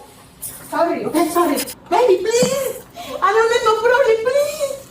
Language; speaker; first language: English; non-native, learner; Spanish